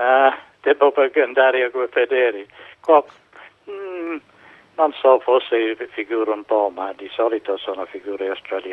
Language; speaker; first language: Italian; non-native, fluent; English